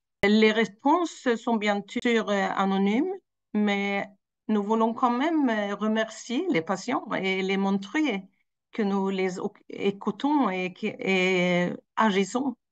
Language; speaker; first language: French; non-native, fluent; Swedish